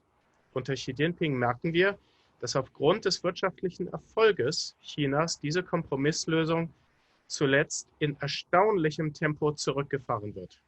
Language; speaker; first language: German; native; German